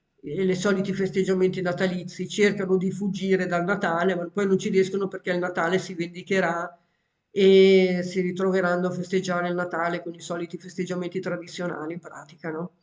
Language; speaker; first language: Italian; native; Italian